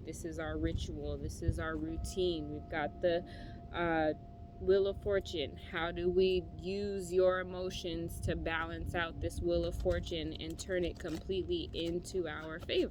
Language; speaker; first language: English; native; English